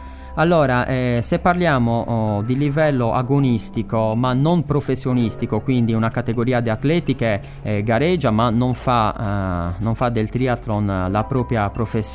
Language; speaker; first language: Italian; native; Italian